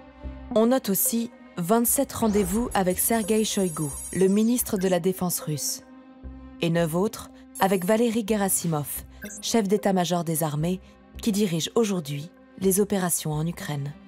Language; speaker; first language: French; native; French